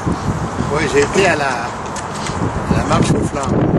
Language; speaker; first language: French; native; French